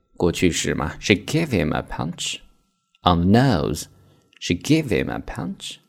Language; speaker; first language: English; non-native, fluent; Chinese